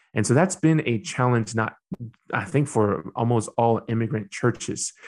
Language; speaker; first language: English; early bilingual, other home language; Burmese